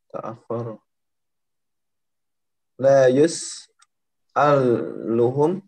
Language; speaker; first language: Arabic; non-native, learner; Indonesian